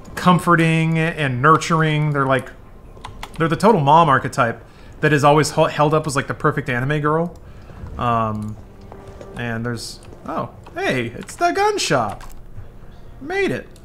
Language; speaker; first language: English; native; English